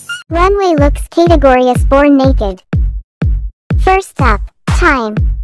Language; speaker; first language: English; non-native, learner; Thai